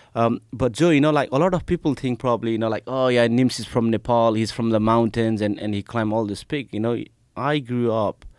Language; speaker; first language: English; non-native, local second language; Nepali